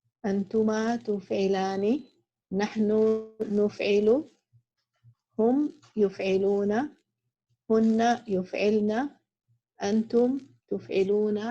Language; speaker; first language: Arabic; non-native, learner; English